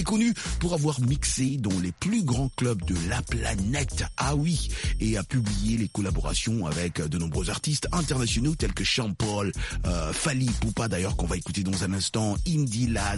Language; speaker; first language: French; non-native, local second language; Lingala